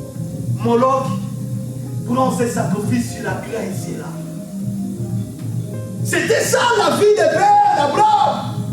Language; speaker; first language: French; non-native, local second language; Lingala